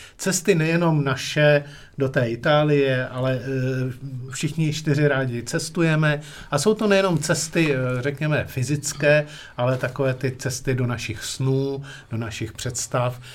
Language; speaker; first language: Czech; native; Czech